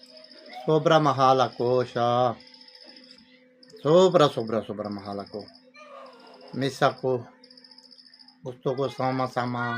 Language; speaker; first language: Filipino; non-native, learner; Punjabi